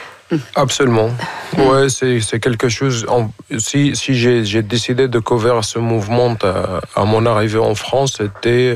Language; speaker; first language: French; non-native, fluent; Arabic